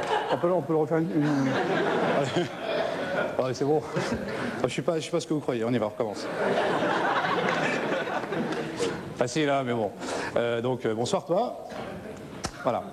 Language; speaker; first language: French; native; French